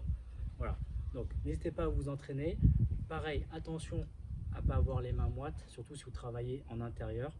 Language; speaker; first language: French; native; French